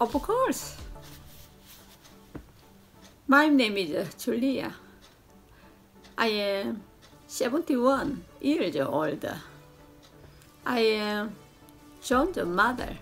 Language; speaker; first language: English; non-native, learner; Korean